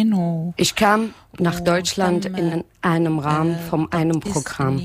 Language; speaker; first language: German; non-native, learner; Arabic